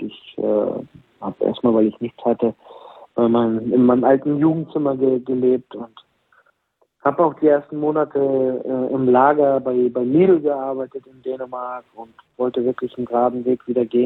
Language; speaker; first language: German; native; German